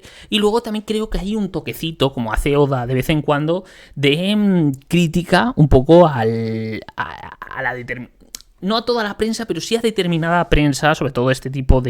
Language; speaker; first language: Spanish; native; Spanish